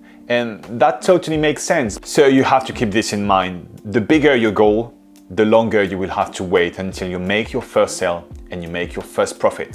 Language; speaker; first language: English; non-native, fluent; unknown